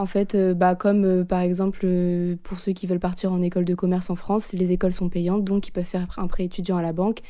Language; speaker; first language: French; native; French